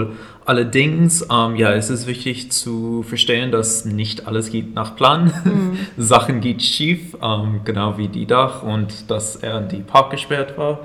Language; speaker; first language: German; non-native, fluent; English